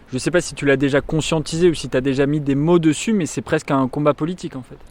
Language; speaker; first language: French; native; French